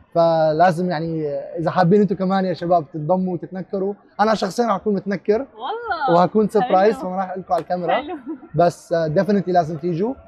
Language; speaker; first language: Arabic; native; Arabic